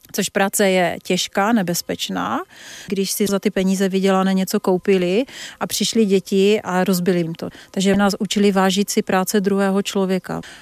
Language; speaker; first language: Czech; native; Czech